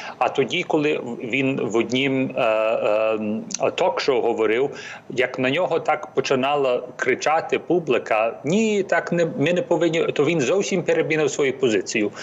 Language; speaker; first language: Ukrainian; early bilingual, heritage; English